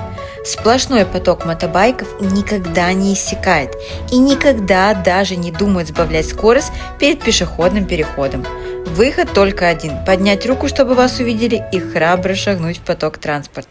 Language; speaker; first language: Russian; native; Russian